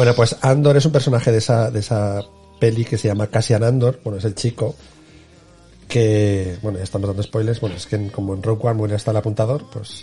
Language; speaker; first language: Spanish; native; Spanish